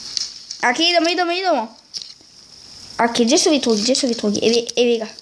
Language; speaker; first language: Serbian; early bilingual, heritage; Serbian